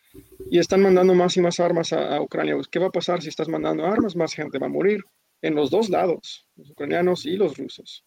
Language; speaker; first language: Spanish; early bilingual, heritage; English